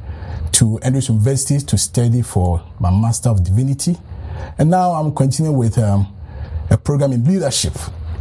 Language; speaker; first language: English; non-native, local second language; Akan